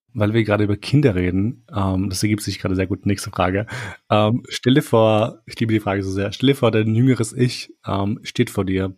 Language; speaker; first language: German; early bilingual, other home language; Albanian